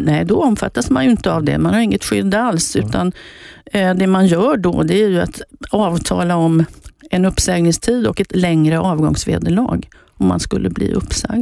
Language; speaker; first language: Swedish; native; Swedish